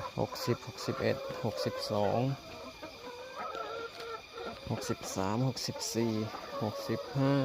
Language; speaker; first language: Thai; native; Thai